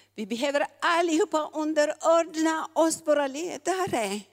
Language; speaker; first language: Swedish; non-native, fluent; Tigrinya